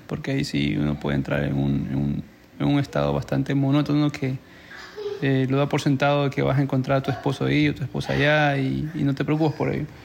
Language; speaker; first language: Spanish; native; Spanish